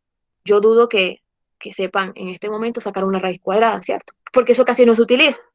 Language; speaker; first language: Spanish; native; Spanish